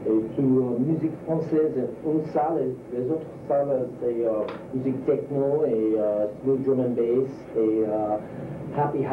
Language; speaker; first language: French; non-native, learner; English